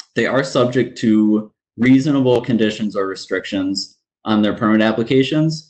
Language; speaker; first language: English; native; English